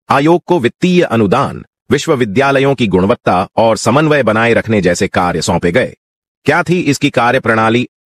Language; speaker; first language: Hindi; non-native, local second language; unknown